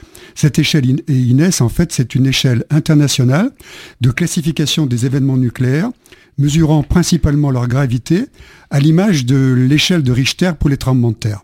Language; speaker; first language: French; native; French